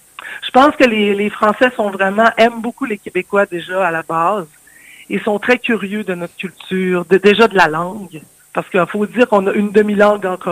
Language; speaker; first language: French; native; French